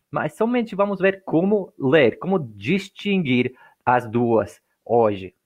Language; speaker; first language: Portuguese; non-native, fluent; English